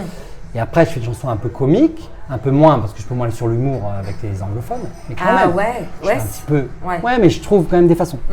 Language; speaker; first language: French; native; French